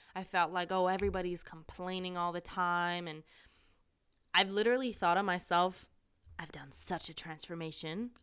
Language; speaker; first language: English; non-native, fluent; German